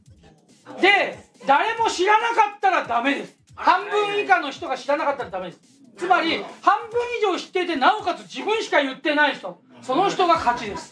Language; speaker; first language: Japanese; native; Japanese